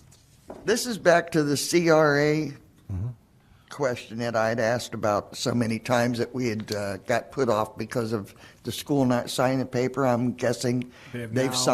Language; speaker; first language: English; native; English